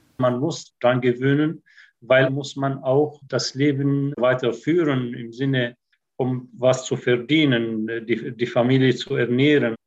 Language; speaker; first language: German; non-native, fluent; Arabic